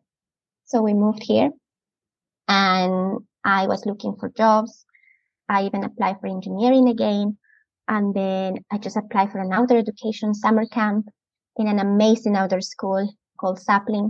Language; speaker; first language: English; non-native, fluent; Spanish